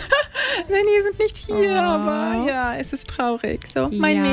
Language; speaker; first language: German; non-native, learner; Turkish